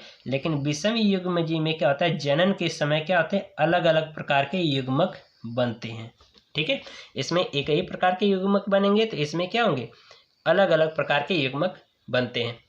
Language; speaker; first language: Hindi; native; Hindi